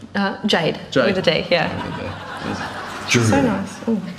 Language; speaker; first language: English; native; English